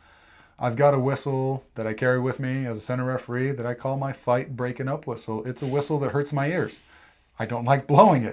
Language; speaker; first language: English; native; English